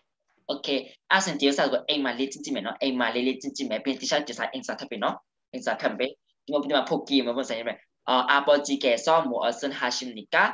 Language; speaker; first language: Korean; non-native, fluent; Burmese